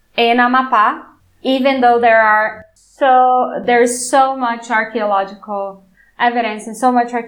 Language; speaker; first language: English; non-native, fluent; Portuguese